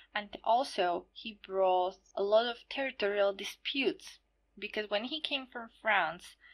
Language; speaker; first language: English; non-native, fluent; Slovak